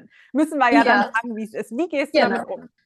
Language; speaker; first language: German; native; German